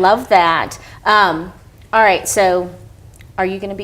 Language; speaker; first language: English; native; English